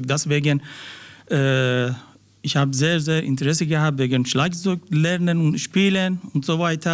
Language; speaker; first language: German; non-native, learner; Persian